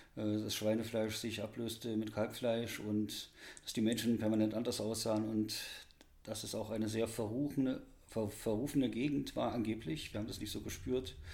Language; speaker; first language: German; native; German